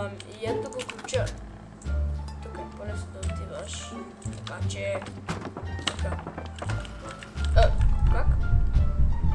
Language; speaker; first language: Bulgarian; early bilingual, heritage; Bulgarian